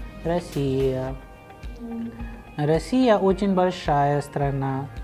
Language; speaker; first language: Russian; non-native, fluent; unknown